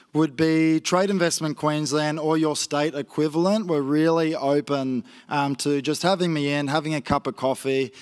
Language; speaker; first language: English; native; English